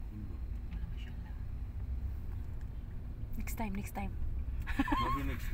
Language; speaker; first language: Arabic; non-native, learner; Filipino